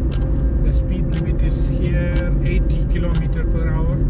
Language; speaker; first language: English; non-native, fluent; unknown